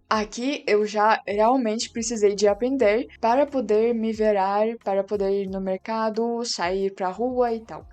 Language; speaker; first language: Portuguese; non-native, fluent; Russian